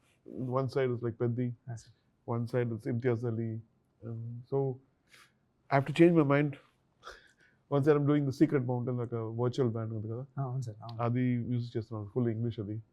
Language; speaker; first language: Telugu; non-native, learner; Tamil